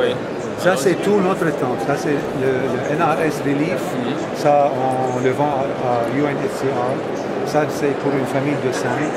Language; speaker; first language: French; non-native, fluent; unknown